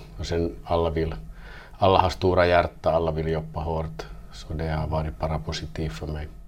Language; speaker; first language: Swedish; non-native, fluent; Finnish